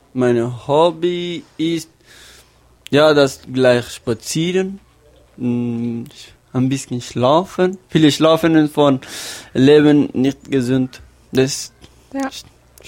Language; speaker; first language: German; non-native, learner; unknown